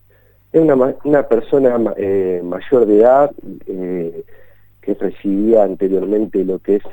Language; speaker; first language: Spanish; native; Spanish